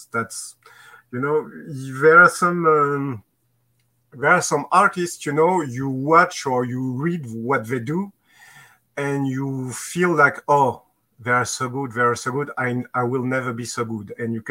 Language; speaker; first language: English; non-native, fluent; French